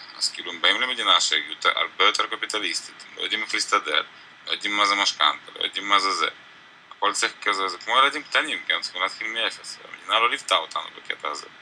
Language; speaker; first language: Hebrew; early bilingual, other home language; Russian